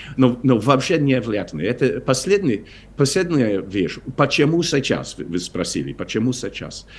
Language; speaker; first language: Russian; non-native, fluent; English